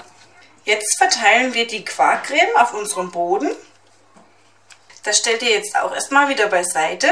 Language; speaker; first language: German; native; German